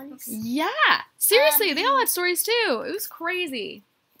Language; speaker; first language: English; native; English